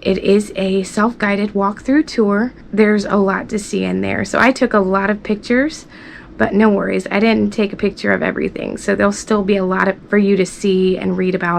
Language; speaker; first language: English; native; English